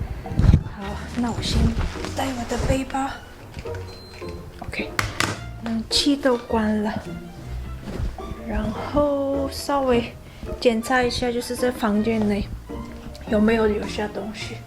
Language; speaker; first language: Chinese; non-native, fluent; Mongolian